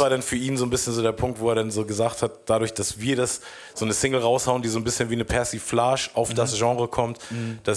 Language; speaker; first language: German; native; German